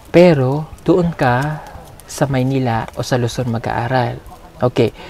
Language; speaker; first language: Filipino; native; Filipino